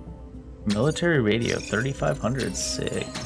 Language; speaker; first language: English; native; English